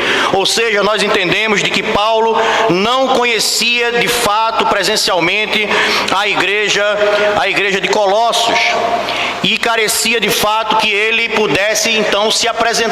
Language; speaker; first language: Portuguese; native; Portuguese